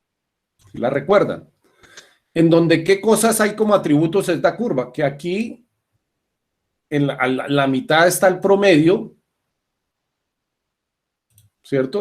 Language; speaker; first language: Spanish; native; Spanish